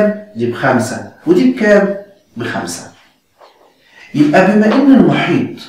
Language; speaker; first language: Arabic; native; Arabic